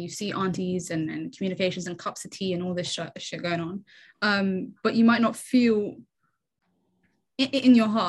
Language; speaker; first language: English; native; English